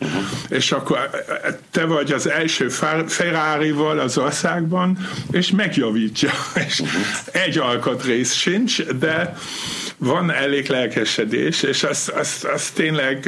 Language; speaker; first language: Hungarian; non-native, fluent; German